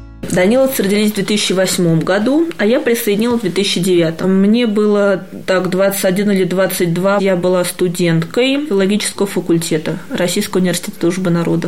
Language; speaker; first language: Russian; native; Russian